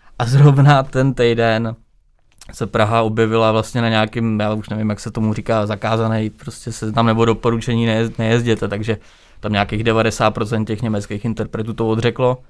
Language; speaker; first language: Czech; native; Czech